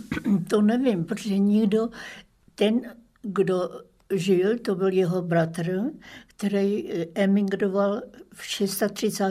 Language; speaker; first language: Czech; early bilingual, other home language; German